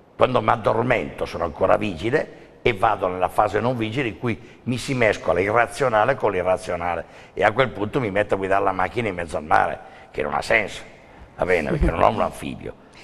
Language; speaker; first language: Italian; native; Italian